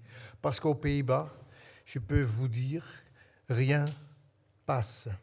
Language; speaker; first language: French; non-native, fluent; Dutch